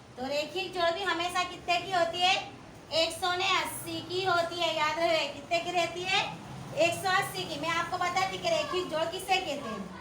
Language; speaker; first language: Urdu; native; Urdu